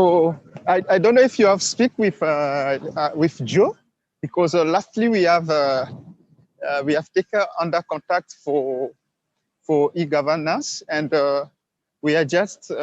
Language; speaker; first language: English; non-native, learner; Swahili